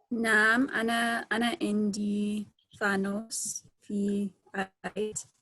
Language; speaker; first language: Arabic; non-native, learner; English